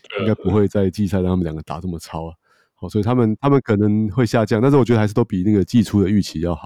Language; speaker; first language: Chinese; native; Chinese